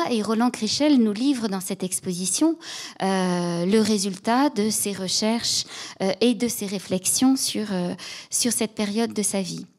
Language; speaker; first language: French; native; French